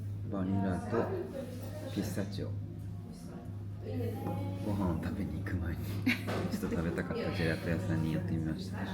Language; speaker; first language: Japanese; native; Japanese